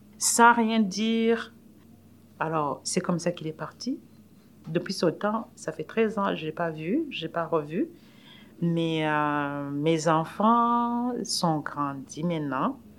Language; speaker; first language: French; non-native, local second language; Rundi